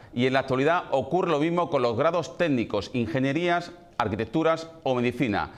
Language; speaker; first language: Spanish; native; Spanish